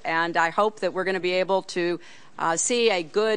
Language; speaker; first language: English; native; English